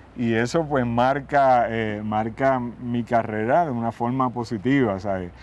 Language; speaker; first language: Spanish; native; Spanish